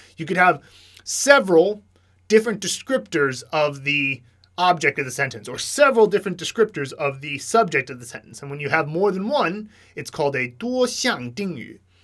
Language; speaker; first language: English; native; English